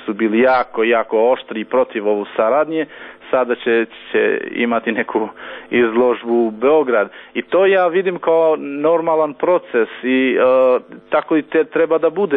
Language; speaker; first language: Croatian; non-native, local second language; Albanian